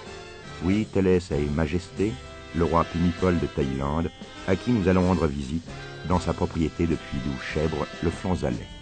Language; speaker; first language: French; native; French